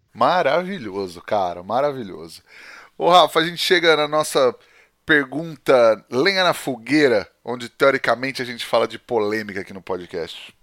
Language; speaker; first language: Portuguese; native; Portuguese